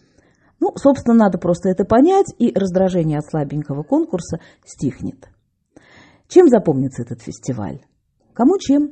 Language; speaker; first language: Russian; native; Russian